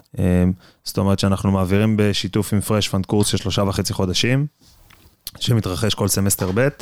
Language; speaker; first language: Hebrew; native; Hebrew